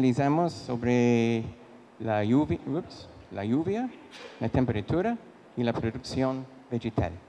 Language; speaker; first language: Spanish; non-native, fluent; English